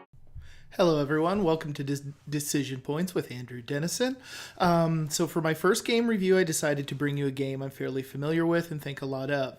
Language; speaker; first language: English; native; English